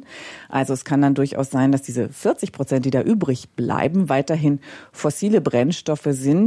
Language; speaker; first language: German; native; German